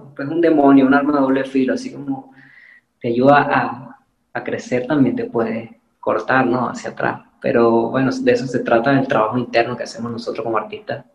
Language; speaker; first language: Spanish; native; Spanish